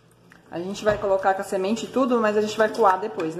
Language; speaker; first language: Portuguese; native; Portuguese